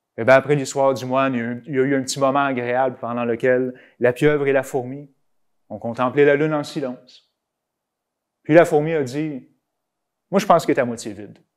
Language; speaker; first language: French; native; French